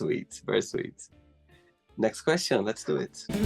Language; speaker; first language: English; non-native, fluent; Portuguese